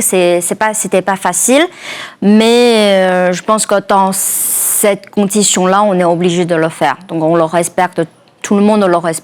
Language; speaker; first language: French; non-native, fluent; Chinese